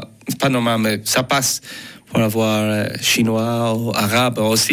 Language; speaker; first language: French; non-native, learner; English